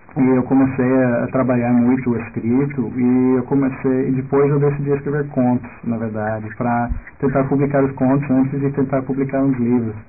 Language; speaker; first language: Portuguese; non-native, fluent; English